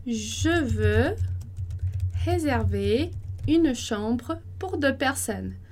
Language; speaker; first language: French; non-native, fluent; Portuguese